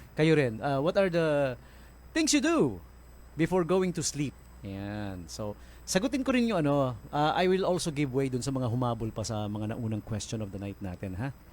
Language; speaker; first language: Filipino; native; Filipino